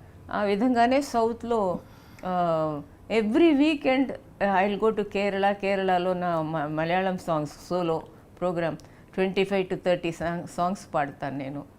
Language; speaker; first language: Telugu; non-native, local second language; Tamil